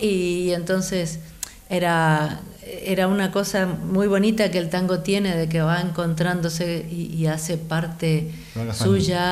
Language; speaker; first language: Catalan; non-native, fluent; Spanish